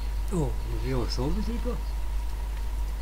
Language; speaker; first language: German; non-native, learner; Polish